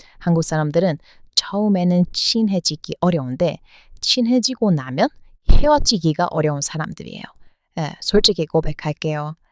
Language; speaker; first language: Korean; non-native, fluent; English